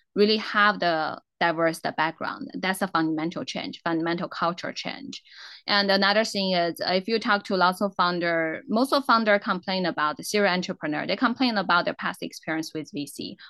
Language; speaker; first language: English; non-native, fluent; Chinese